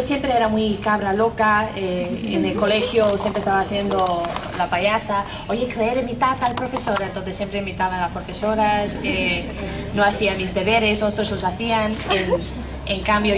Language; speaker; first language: Spanish; non-native, fluent; English